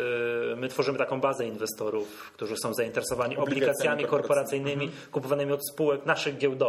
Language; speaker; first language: Polish; native; Polish